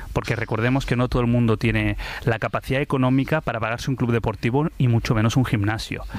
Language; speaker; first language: Spanish; early bilingual, other home language; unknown